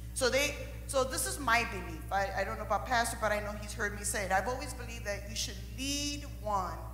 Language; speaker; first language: English; early bilingual, other home language; Spanish